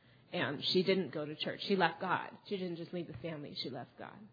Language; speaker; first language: English; early bilingual, other home language; Chinese